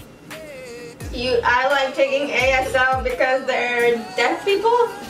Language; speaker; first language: English; early bilingual, other home language; Spanish